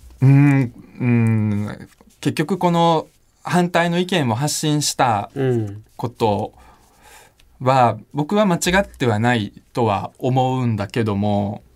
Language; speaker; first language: Japanese; early bilingual, other home language; Russian